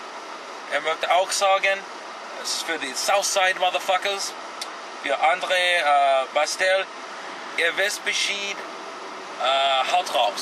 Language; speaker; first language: German; non-native, learner; English